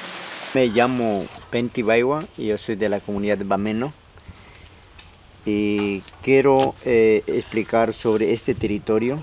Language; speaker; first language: Spanish; non-native, local second language; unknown